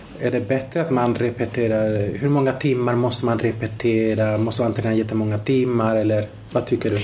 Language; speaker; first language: Swedish; non-native, fluent; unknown